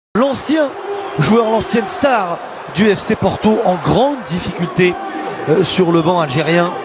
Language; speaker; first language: French; native; French